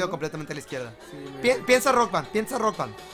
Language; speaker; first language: Spanish; native; Spanish